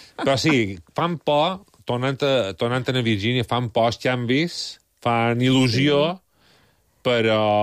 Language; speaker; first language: Catalan; native; Catalan